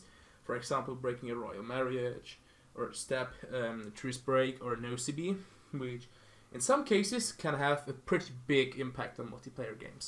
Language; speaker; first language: English; non-native, fluent; German